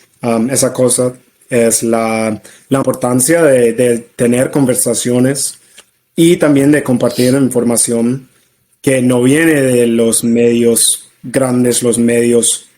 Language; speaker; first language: Spanish; non-native, fluent; English